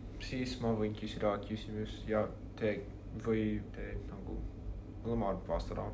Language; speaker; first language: Estonian; non-native, learner; English